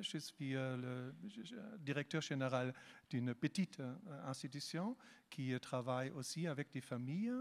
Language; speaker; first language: French; non-native, learner; German